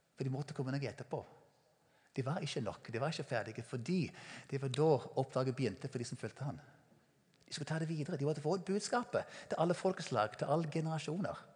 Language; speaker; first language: Norwegian; non-native, fluent; English